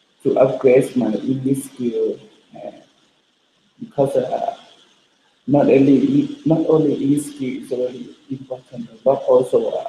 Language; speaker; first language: English; non-native, learner; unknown